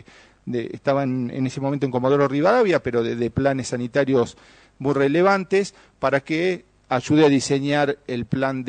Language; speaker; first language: Spanish; native; Spanish